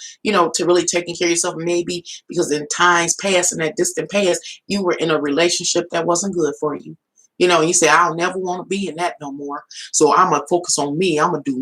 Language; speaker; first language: English; native; English